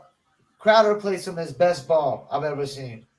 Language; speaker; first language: English; native; English